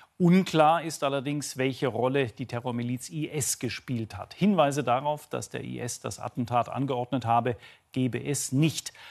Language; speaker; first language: German; native; German